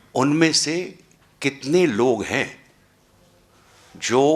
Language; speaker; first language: Hindi; non-native, local second language; Marathi